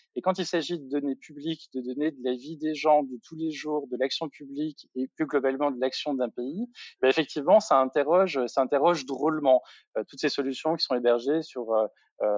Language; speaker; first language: French; native; French